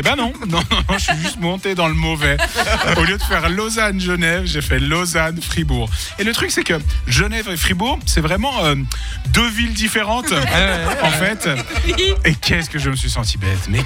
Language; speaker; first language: French; native; French